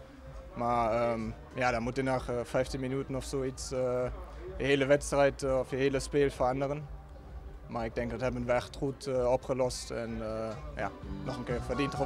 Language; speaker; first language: Dutch; non-native, fluent; German